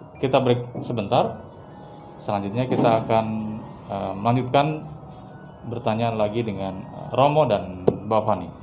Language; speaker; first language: Indonesian; native; Indonesian